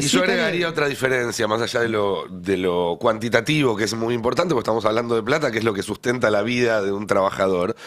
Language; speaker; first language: Spanish; native; Spanish